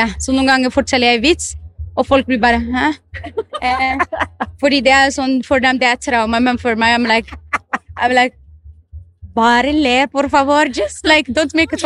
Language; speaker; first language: Norwegian; non-native, fluent; Arabic